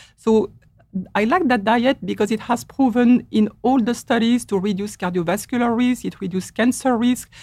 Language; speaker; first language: English; non-native, fluent; French